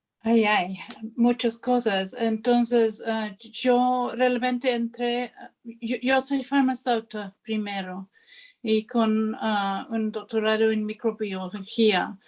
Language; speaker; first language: Spanish; non-native, fluent; English